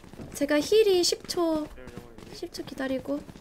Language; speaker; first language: Korean; early bilingual, heritage; Korean